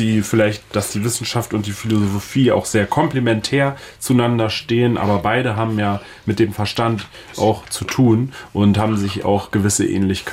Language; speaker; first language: German; native; German